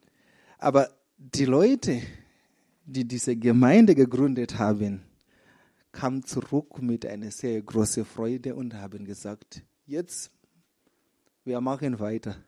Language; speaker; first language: German; non-native, fluent; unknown